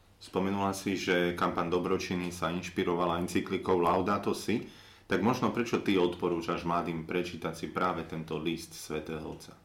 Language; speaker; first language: Slovak; native; Slovak